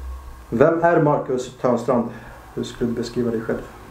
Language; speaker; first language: Swedish; native; Swedish